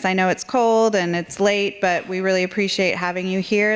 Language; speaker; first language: English; native; English